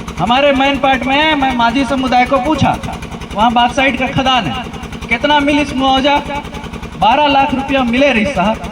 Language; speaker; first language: Hindi; non-native, local second language; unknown